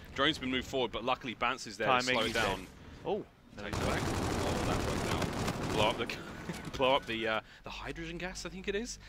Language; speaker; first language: English; native; English